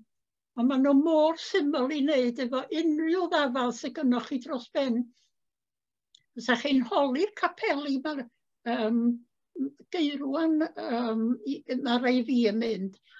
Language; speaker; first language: Welsh; native; Welsh